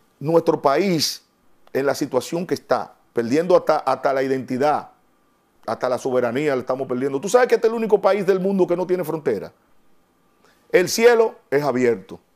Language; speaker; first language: Spanish; native; Spanish